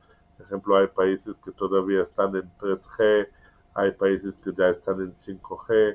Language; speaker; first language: Spanish; non-native, learner; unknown